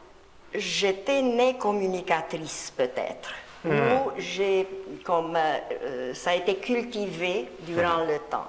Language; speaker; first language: French; non-native, fluent; Romanian